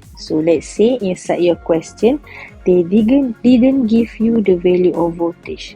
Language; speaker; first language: English; non-native, local second language; Malay